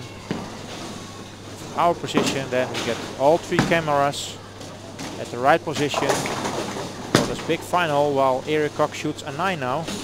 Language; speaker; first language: English; non-native, fluent; Dutch